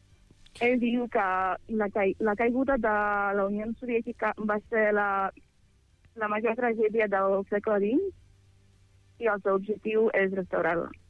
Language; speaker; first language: Catalan; non-native, fluent; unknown